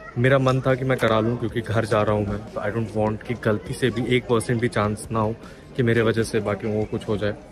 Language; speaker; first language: Hindi; native; Hindi